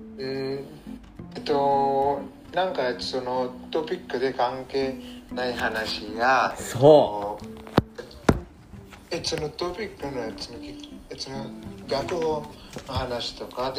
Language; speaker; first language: Japanese; non-native, learner; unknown